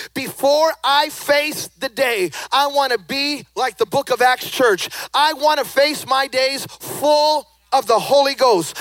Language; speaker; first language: English; early bilingual, other home language; Spanish